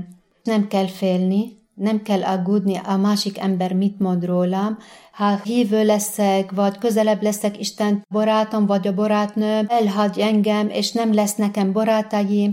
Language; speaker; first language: Hungarian; non-native, learner; Arabic